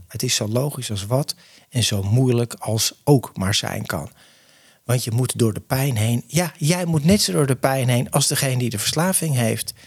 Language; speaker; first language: Dutch; native; Dutch